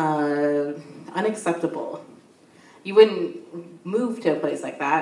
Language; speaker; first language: English; native; English